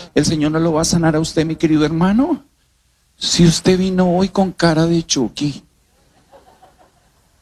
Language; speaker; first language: Spanish; native; Spanish